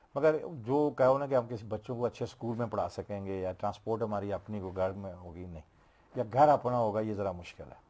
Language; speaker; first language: Urdu; non-native, local second language; Punjabi